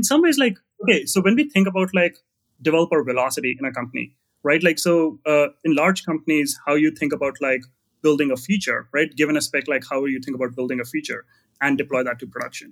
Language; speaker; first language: English; non-native, local second language; Hindi